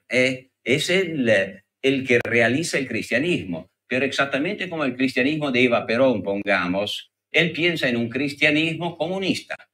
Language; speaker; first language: Spanish; non-native, fluent; Italian